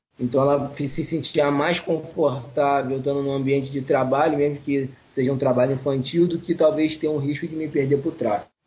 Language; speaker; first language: Portuguese; native; Portuguese